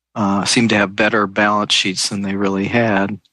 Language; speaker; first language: English; native; English